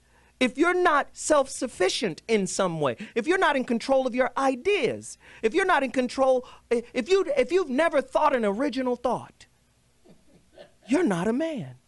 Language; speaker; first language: English; native; English